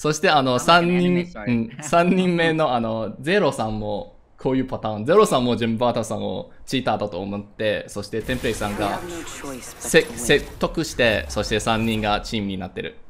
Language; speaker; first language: Japanese; non-native, learner; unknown